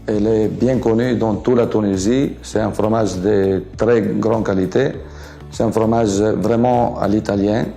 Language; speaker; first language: French; non-native, fluent; Italian